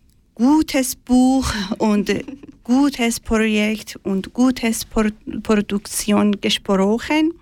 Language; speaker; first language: German; non-native, learner; Persian